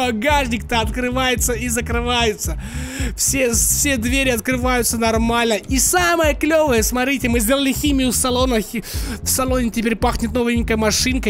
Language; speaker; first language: Russian; native; Russian